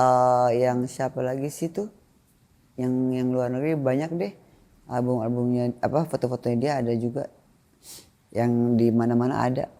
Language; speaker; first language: Indonesian; native; Indonesian